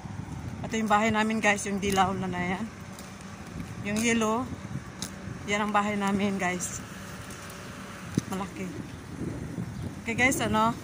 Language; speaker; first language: Filipino; non-native, local second language; Cebuano